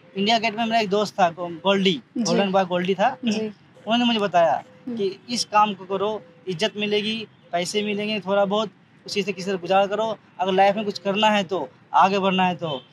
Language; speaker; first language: Hindi; native; Hindi